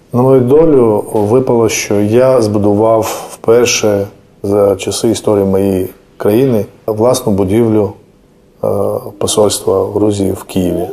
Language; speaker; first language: Ukrainian; non-native, fluent; Georgian